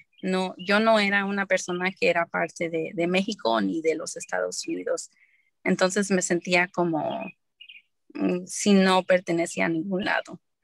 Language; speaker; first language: Spanish; early bilingual, heritage; Spanish